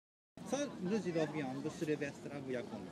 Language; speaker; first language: Polish; non-native, learner; Japanese